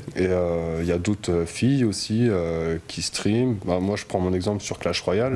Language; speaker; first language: French; native; French